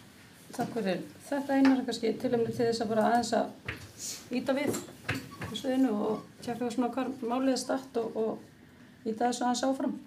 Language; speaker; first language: Icelandic; native; Icelandic